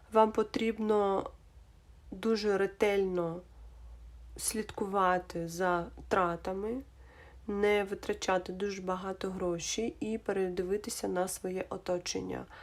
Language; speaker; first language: Ukrainian; non-native, local second language; Russian